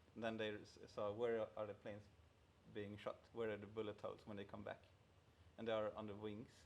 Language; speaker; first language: English; non-native, fluent; Swedish